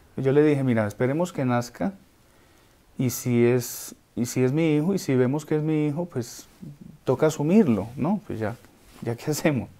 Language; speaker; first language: Spanish; native; Spanish